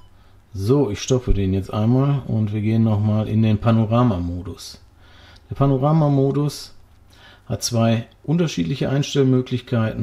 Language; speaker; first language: German; native; German